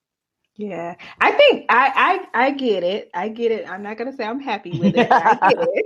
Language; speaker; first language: English; native; English